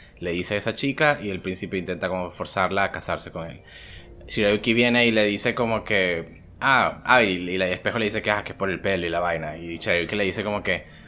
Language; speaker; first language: Spanish; native; Spanish